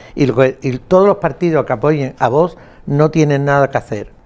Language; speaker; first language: Spanish; native; Spanish